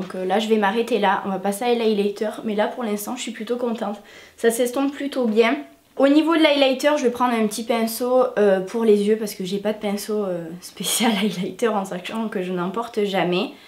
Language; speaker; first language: French; native; French